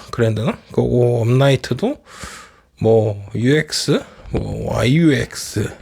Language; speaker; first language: Korean; native; Korean